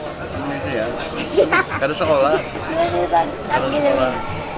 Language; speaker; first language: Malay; non-native, local second language; Banjar